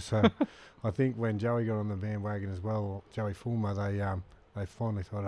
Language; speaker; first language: English; native; English